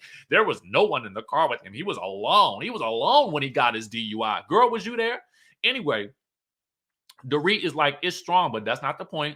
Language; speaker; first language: English; native; English